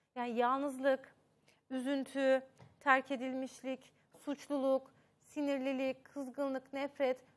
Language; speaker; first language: Turkish; native; Turkish